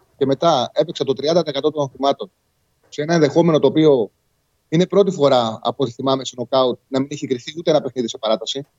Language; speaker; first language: Greek; native; Greek